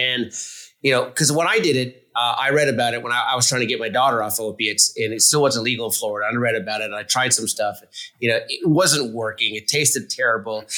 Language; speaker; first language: English; native; English